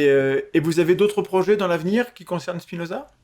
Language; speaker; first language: French; native; French